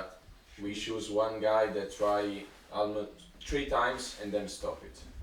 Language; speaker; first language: English; non-native, learner; Italian